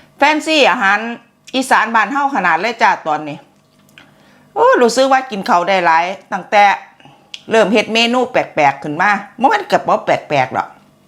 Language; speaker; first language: Thai; native; Thai